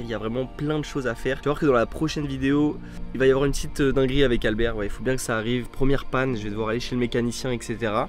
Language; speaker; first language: French; native; French